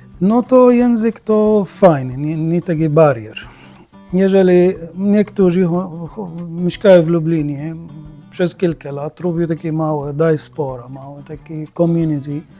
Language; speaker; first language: Polish; non-native, learner; Arabic